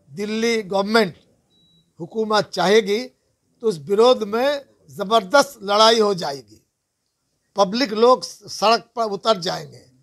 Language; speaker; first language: Hindi; non-native, local second language; Bangla